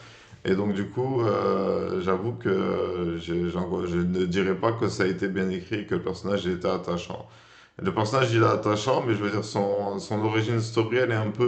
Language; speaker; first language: French; native; French